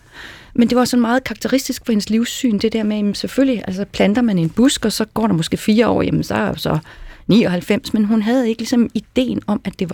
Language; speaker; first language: Danish; native; Danish